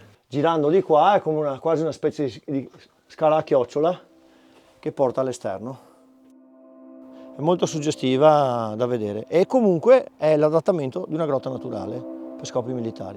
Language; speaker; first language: Italian; native; Italian